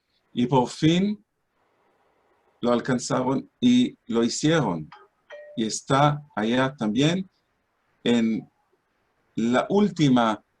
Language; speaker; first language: Spanish; non-native, fluent; Hebrew